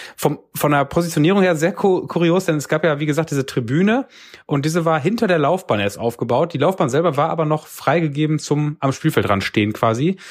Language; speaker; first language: German; native; German